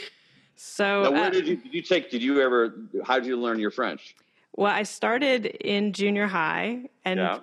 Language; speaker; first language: English; native; English